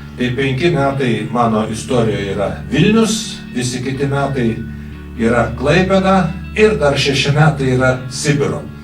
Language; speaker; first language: Lithuanian; native; Lithuanian